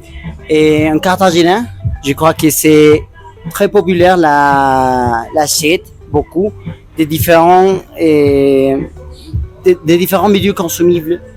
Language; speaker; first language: French; non-native, learner; Spanish